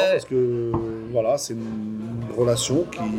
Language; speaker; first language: French; native; French